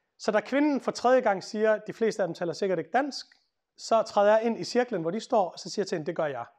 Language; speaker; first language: Danish; native; Danish